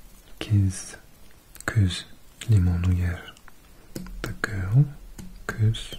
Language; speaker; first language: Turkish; non-native, learner; English